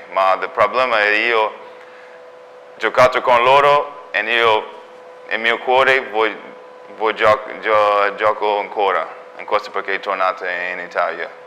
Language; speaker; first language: Italian; non-native, learner; English